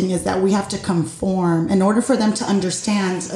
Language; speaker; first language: English; early bilingual, other home language; Spanish